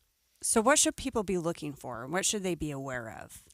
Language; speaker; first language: English; native; English